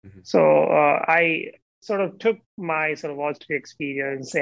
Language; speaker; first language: English; non-native, local second language; Gujarati